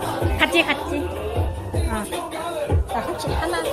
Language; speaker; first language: Korean; non-native, learner; Vietnamese